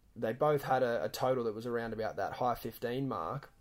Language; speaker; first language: English; native; English